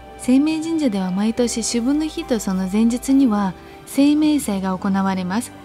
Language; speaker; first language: Japanese; non-native, fluent; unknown